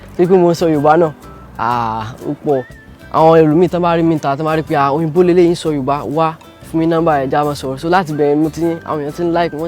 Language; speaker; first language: Yoruba; early bilingual, other home language; Portuguese